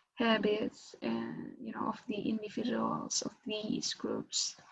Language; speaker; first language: English; non-native, fluent; Indonesian